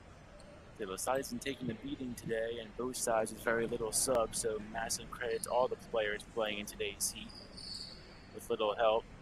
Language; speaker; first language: English; native; English